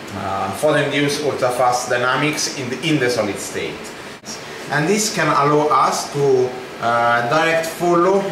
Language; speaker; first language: English; non-native, fluent; Italian